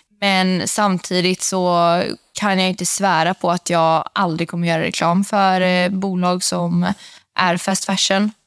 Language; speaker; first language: Swedish; native; Swedish